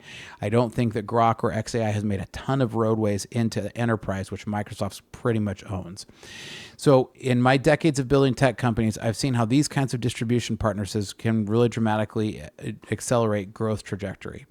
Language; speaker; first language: English; native; English